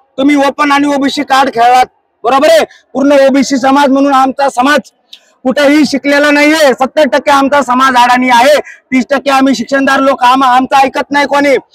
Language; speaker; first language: Marathi; non-native, local second language; Lambadi